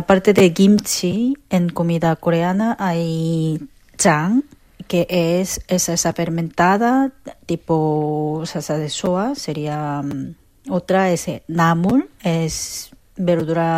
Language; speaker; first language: Spanish; non-native, local second language; Korean